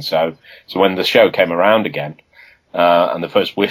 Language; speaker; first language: English; native; English